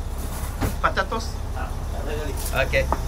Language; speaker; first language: English; non-native, learner; French